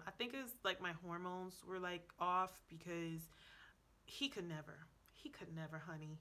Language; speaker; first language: English; native; English